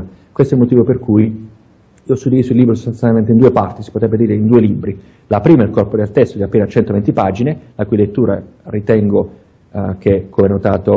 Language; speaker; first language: Italian; native; Italian